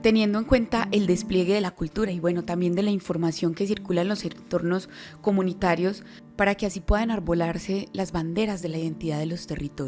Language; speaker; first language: Spanish; native; Spanish